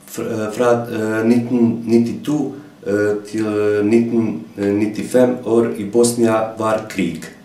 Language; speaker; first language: Norwegian; non-native, learner; Bosnian